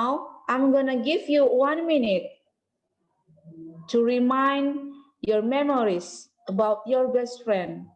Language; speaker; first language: English; non-native, learner; Indonesian